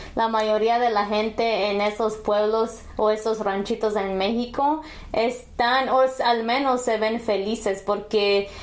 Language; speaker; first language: Spanish; early bilingual, heritage; Spanish